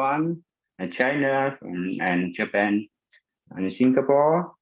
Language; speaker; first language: English; non-native, fluent; Vietnamese